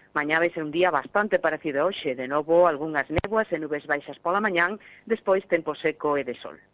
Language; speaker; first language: Galician; native; Galician